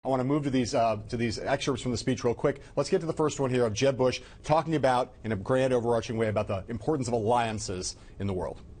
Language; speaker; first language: English; native; English